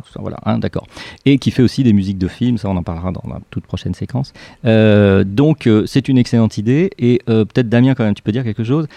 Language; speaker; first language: French; native; French